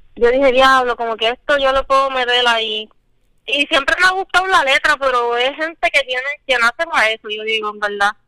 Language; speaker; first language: Spanish; native; Spanish